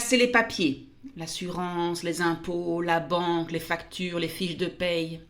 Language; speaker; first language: French; native; French